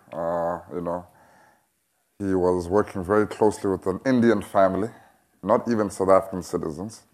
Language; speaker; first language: English; non-native, local second language; Xhosa